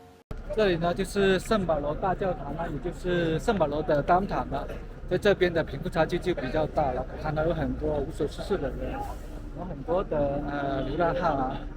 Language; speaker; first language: Chinese; native; Chinese